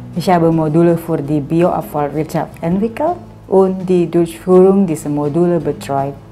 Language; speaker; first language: German; non-native, fluent; Indonesian